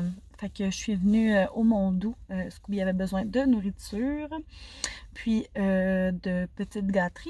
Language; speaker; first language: French; native; French